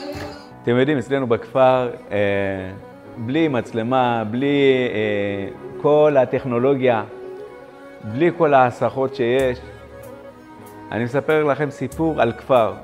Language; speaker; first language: Hebrew; non-native, fluent; Amharic